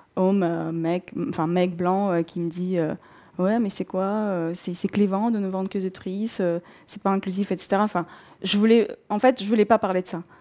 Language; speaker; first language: French; non-native, fluent; Russian